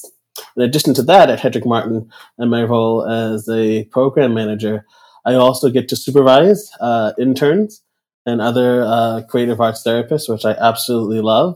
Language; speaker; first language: English; native; English